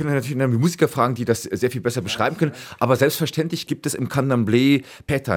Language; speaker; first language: German; native; German